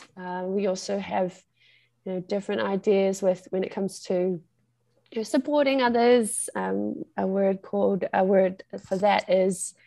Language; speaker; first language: English; native; English